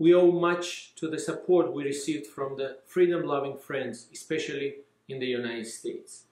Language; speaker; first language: English; non-native, fluent; Georgian